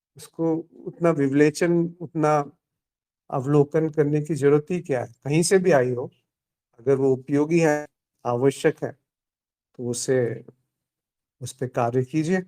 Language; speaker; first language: Hindi; native; Hindi